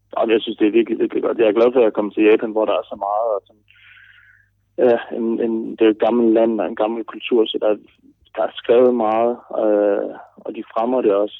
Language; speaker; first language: Danish; early bilingual, other home language; German